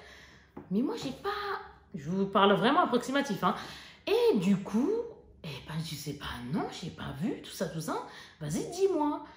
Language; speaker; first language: French; native; French